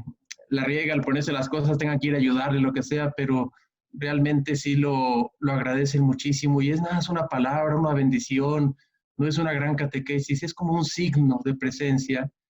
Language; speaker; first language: Spanish; native; Spanish